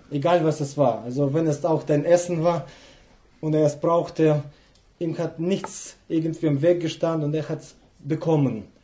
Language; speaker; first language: German; non-native, fluent; Russian